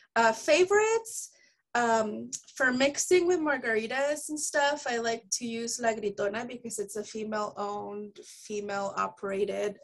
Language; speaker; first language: English; early bilingual, other home language; Spanish